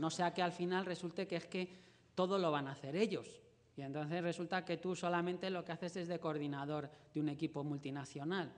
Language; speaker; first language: Spanish; native; Spanish